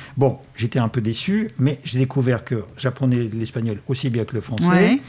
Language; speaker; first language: French; non-native, fluent; Russian